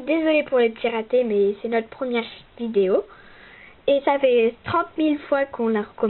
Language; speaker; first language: French; native; French